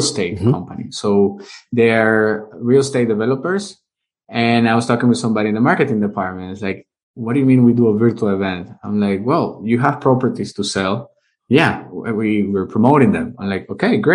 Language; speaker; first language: English; non-native, fluent; Spanish